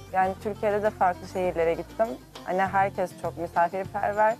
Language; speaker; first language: Turkish; early bilingual, heritage; Turkish